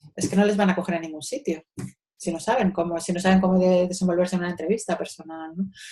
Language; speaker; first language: Spanish; native; Spanish